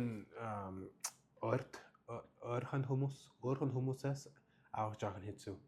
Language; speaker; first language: Mongolian; non-native, learner; English